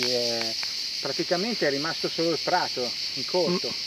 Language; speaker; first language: Italian; native; Italian